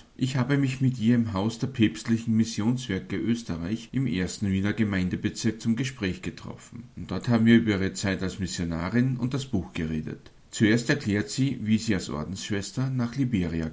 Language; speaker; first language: German; native; German